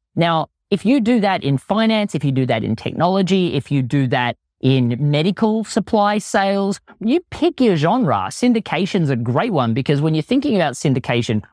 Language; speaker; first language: English; native; English